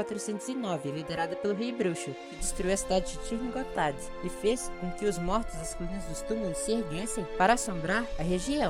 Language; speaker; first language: Portuguese; native; Portuguese